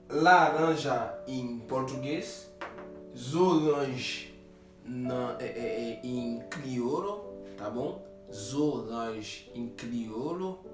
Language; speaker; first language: Portuguese; non-native, fluent; Haitian Creole